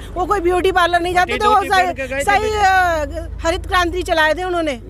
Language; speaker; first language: Hindi; non-native, local second language; Marathi